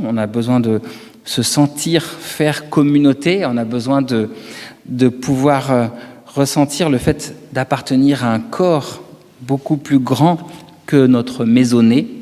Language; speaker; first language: French; native; French